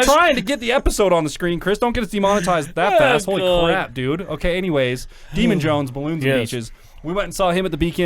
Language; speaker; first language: English; native; English